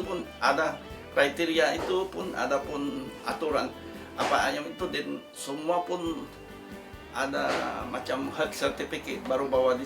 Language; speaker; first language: Indonesian; non-native, local second language; Tetum